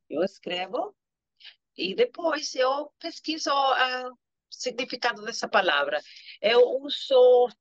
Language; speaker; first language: Portuguese; non-native, learner; Spanish